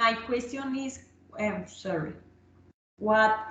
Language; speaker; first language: English; non-native, learner; Spanish